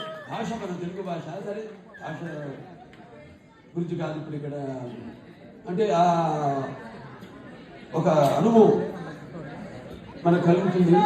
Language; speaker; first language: Telugu; native; Telugu